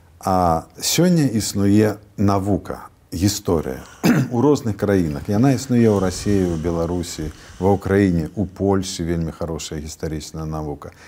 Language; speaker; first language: Belarusian; native; Belarusian